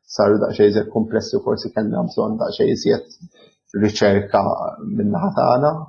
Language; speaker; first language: Maltese; early bilingual, other home language; English